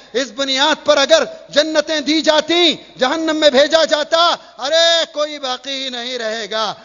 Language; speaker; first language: Urdu; native; Urdu